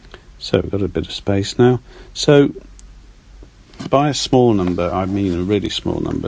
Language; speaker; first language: English; native; English